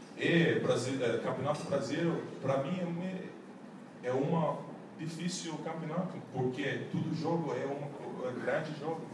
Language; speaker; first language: Portuguese; non-native, learner; English